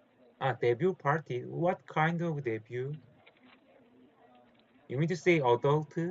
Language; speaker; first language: English; non-native, learner; Korean